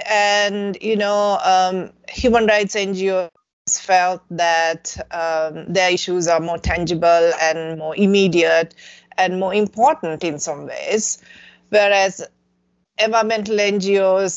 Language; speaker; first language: English; non-native, local second language; Sinhala